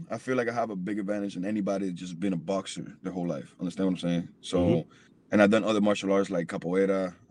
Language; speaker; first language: English; early bilingual, other home language; Spanish